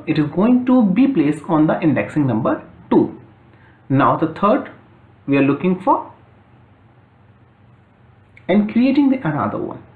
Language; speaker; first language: English; non-native, local second language; Hindi